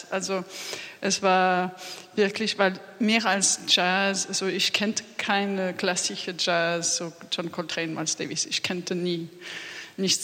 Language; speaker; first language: German; non-native, learner; French